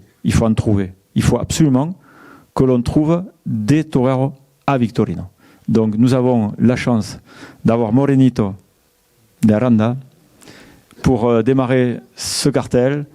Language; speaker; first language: French; native; French